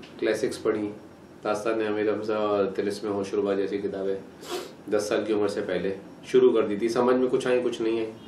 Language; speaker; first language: Urdu; non-native, local second language; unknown